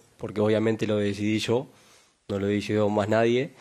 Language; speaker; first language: Spanish; native; Spanish